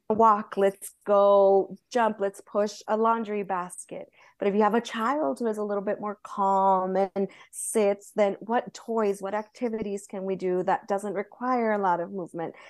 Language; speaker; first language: English; early bilingual, other home language; Spanish